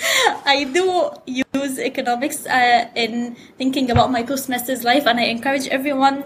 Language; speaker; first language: English; non-native, fluent; Arabic